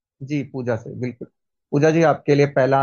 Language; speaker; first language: Hindi; native; Hindi